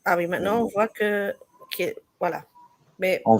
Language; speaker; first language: French; non-native, learner; Dutch